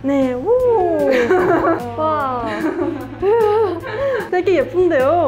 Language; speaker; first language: Korean; non-native, fluent; Persian